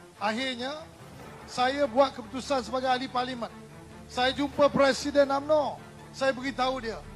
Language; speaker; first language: Malay; native; Malay